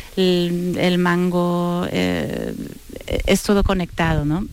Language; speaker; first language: Spanish; non-native, fluent; German